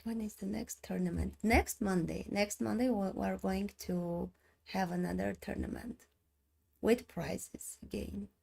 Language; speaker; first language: English; non-native, learner; Armenian